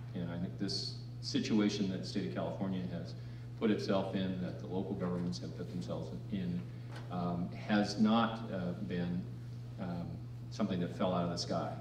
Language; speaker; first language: English; native; English